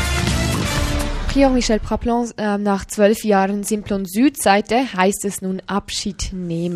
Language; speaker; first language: German; native; German